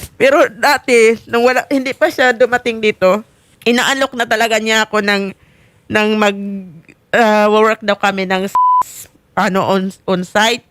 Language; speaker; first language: Filipino; non-native, local second language; Cebuano